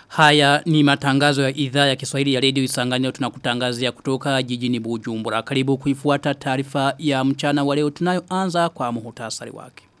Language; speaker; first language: Swahili; non-native, local second language; Rundi